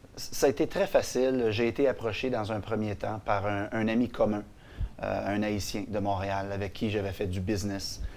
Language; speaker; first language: French; native; French